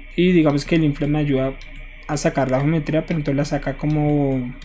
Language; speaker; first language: Spanish; native; Spanish